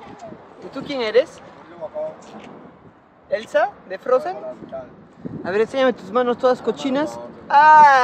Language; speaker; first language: Spanish; native; Spanish